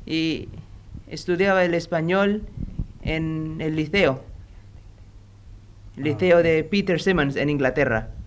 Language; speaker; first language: Spanish; non-native, learner; Indonesian